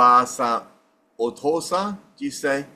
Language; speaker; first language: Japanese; non-native, learner; English